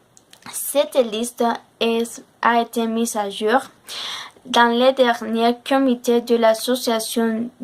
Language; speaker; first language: French; non-native, learner; Spanish